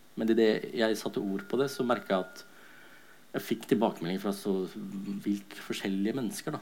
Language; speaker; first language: Norwegian; early bilingual, other home language; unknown